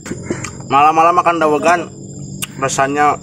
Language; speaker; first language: Indonesian; non-native, local second language; Sundanese